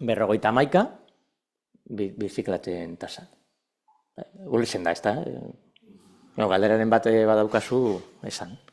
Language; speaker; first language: Basque; non-native, local second language; Spanish